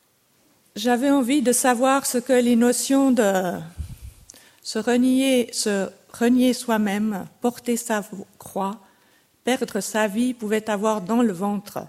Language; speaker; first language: French; native; French